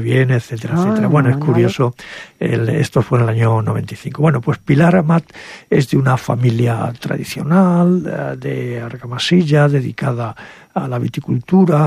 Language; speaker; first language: Spanish; native; Spanish